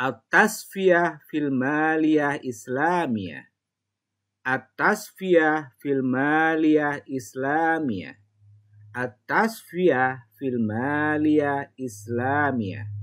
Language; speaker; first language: Arabic; non-native, learner; Indonesian